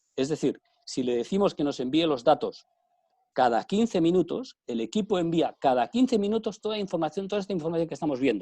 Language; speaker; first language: Spanish; native; Spanish